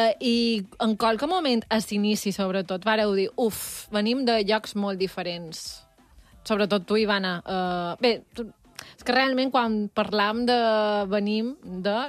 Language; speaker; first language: Catalan; native; Catalan